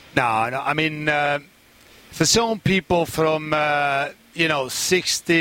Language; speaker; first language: English; non-native, fluent; Spanish